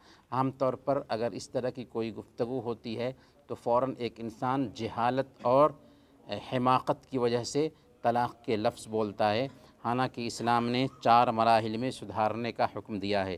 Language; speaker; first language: Urdu; native; Urdu